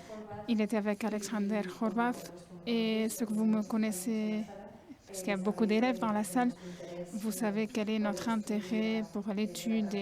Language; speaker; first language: French; non-native, fluent; Spanish